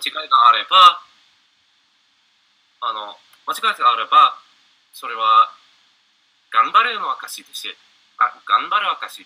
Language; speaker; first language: Japanese; non-native, learner; English